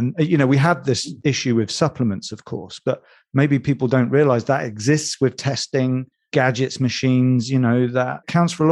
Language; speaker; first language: English; native; English